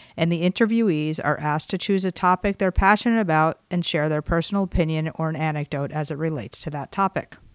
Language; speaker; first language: English; native; English